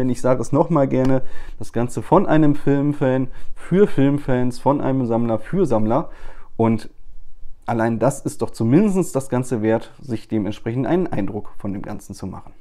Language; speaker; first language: German; native; German